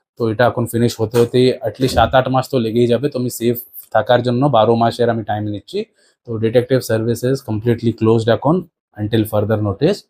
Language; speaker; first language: Bangla; early bilingual, heritage; Bangla